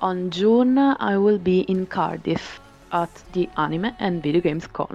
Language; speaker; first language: English; non-native, fluent; Italian